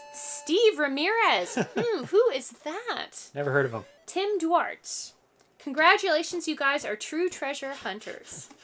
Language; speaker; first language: English; native; English